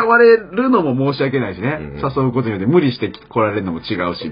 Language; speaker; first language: Japanese; native; Japanese